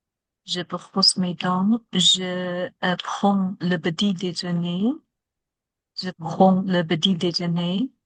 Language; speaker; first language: French; non-native, learner; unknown